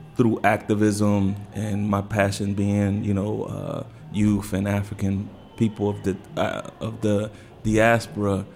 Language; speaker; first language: English; early bilingual, other home language; Spanish